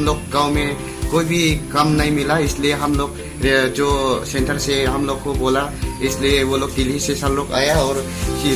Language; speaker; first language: Hindi; non-native, local second language; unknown